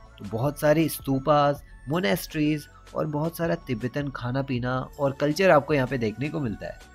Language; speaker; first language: Hindi; native; Hindi